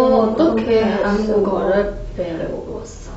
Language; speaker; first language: Korean; non-native, learner; Chinese